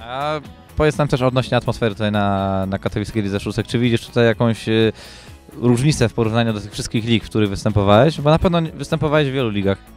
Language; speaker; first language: Polish; native; Polish